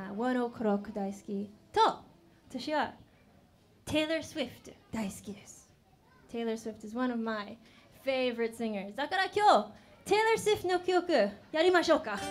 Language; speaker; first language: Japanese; non-native, learner; English